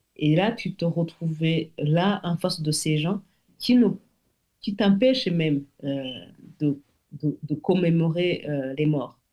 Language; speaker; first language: French; non-native, local second language; Kinyarwanda